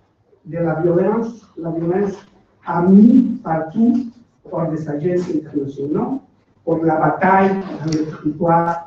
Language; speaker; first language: French; non-native, learner; Spanish